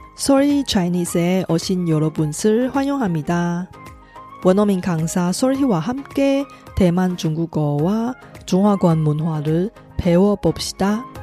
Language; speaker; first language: Korean; non-native, fluent; Chinese